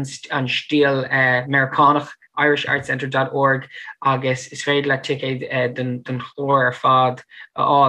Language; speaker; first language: Irish; non-native, fluent; English